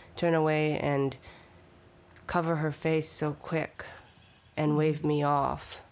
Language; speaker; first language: English; early bilingual, other home language; Chinese